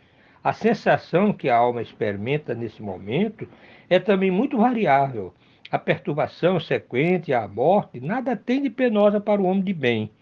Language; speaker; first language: Portuguese; native; Portuguese